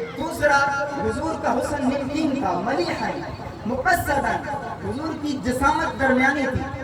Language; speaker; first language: Urdu; non-native, local second language; Punjabi